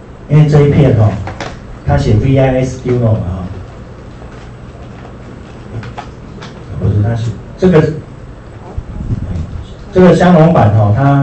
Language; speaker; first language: Chinese; native; Chinese